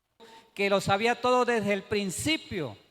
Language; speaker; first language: Spanish; native; Spanish